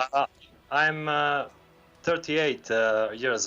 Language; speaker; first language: English; non-native, learner; Serbian